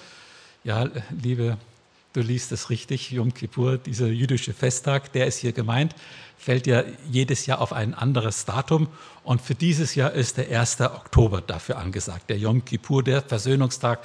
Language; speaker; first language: German; native; German